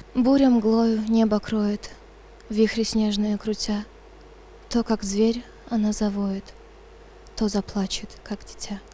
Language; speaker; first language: Tajik; non-native, local second language; Russian